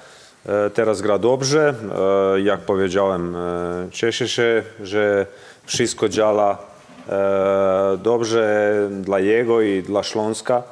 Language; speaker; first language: Polish; non-native, learner; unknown